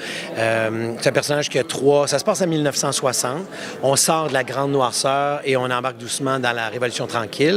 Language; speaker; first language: French; native; French